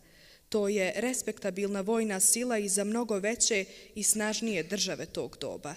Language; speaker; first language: Bosnian; native; Bosnian